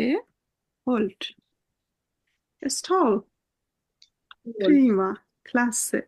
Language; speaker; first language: German; non-native, fluent; Bangla